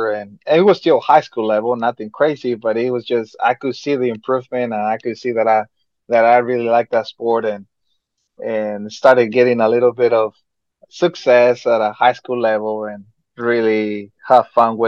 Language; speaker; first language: English; non-native, fluent; Spanish